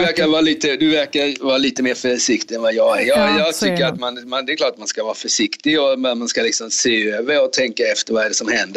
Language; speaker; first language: Swedish; native; Swedish